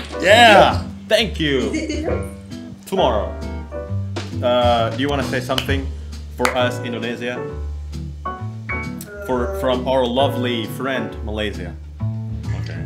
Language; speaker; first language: English; non-native, fluent; Indonesian